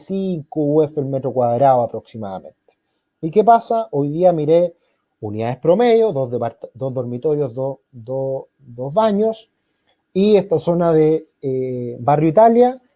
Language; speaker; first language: Spanish; native; Spanish